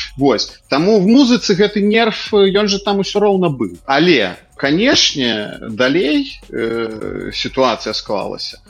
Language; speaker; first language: Belarusian; native; Belarusian